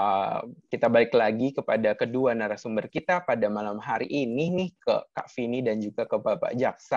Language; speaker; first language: Indonesian; native; Indonesian